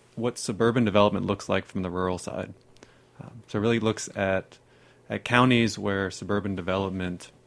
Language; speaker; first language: English; native; English